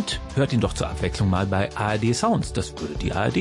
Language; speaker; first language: German; native; German